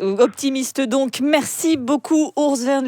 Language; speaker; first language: French; native; French